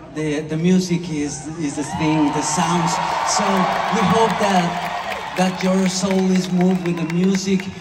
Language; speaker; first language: English; non-native, learner; Spanish